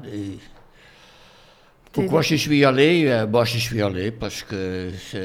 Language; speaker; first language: French; non-native, fluent; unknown